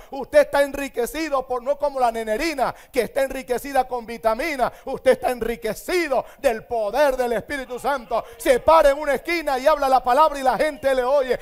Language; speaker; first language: Spanish; native; Spanish